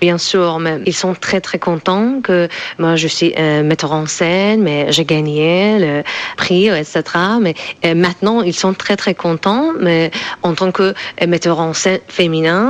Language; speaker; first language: French; non-native, learner; Persian